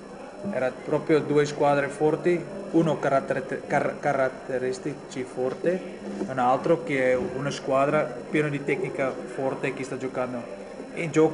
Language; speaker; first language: Italian; non-native, learner; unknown